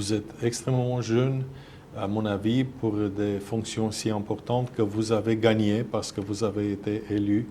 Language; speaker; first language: French; non-native, fluent; Romanian